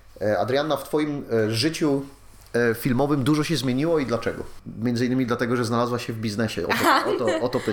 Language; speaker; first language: Polish; native; Polish